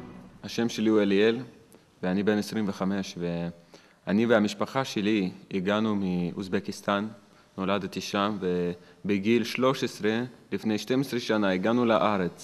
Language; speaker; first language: Hebrew; non-native, fluent; Russian